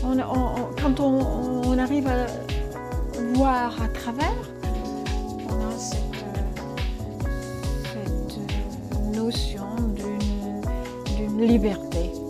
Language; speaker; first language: French; non-native, fluent; English